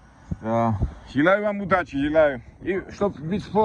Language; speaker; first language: Russian; non-native, fluent; Georgian